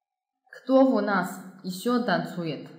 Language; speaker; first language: Russian; non-native, fluent; Chinese